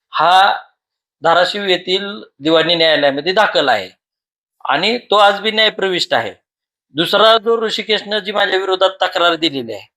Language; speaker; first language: Marathi; native; Marathi